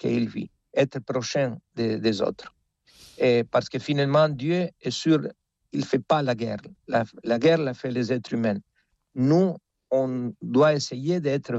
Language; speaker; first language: French; non-native, fluent; Spanish